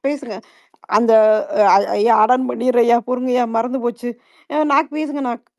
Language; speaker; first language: Tamil; native; Tamil